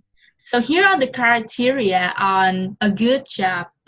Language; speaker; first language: English; non-native, fluent; Vietnamese